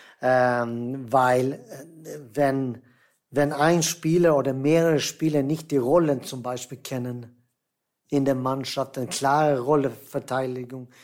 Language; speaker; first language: German; non-native, fluent; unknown